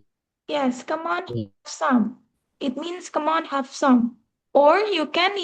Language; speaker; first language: English; non-native, fluent; Indonesian